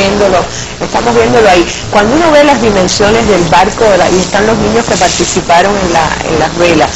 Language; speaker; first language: Spanish; native; Spanish